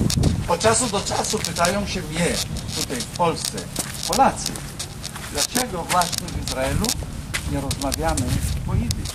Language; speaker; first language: Polish; non-native, fluent; Hebrew